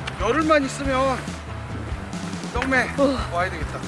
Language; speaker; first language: Korean; native; Korean